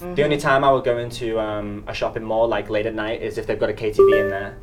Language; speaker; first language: English; native; English